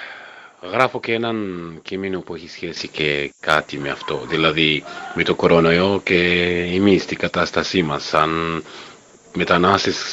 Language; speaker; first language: Greek; non-native, learner; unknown